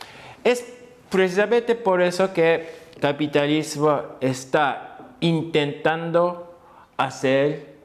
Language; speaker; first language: Spanish; non-native, fluent; Japanese